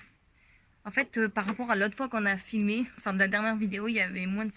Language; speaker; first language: French; native; French